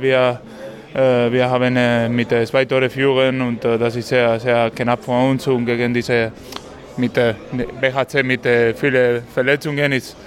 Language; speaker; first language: German; non-native, learner; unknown